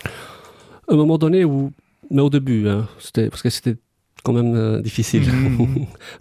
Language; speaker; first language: French; non-native, fluent; Albanian